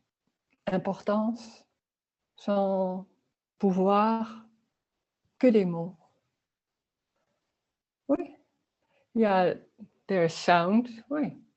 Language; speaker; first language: French; non-native, learner; Dutch